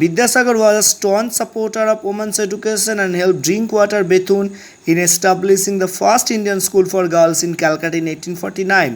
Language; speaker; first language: English; non-native, local second language; Bangla